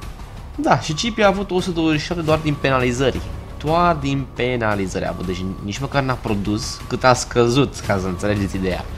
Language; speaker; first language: Romanian; native; Romanian